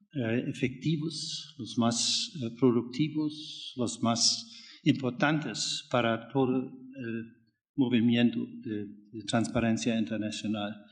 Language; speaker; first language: Spanish; non-native, learner; German